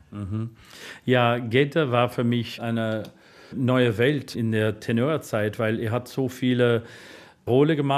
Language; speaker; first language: German; non-native, learner; English